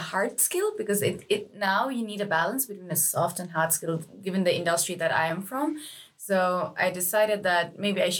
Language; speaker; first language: English; non-native, local second language; Nepali